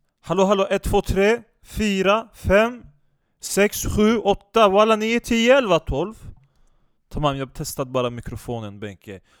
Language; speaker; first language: Swedish; non-native, fluent; Turkish